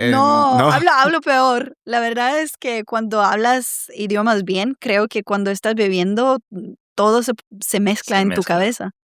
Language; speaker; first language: Spanish; non-native, fluent; Serbian